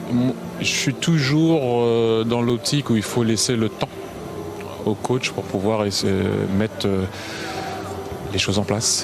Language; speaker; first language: French; native; French